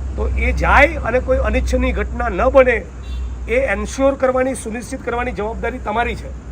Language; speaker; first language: Gujarati; native; Gujarati